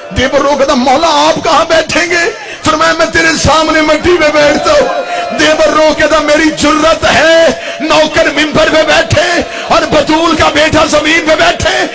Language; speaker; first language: Urdu; non-native, local second language; Punjabi